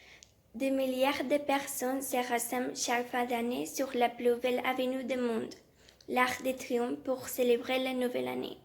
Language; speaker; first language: French; non-native, learner; Spanish